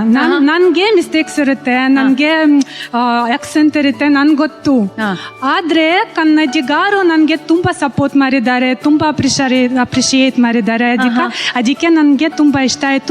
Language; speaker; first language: Kannada; non-native, learner; Russian